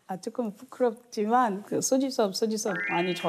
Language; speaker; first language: Korean; non-native, learner; French